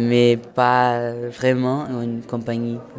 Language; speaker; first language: French; non-native, fluent; Portuguese